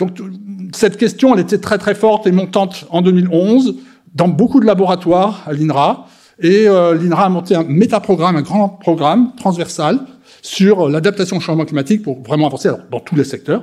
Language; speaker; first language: French; native; French